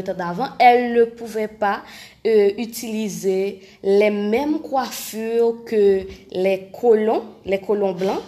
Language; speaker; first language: French; non-native, local second language; Haitian Creole